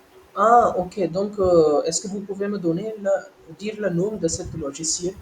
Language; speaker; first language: French; non-native, learner; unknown